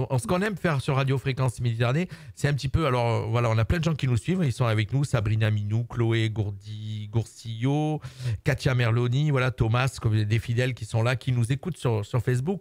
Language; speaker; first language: French; native; French